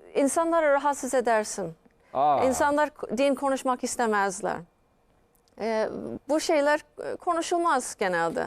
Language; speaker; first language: Turkish; non-native, fluent; English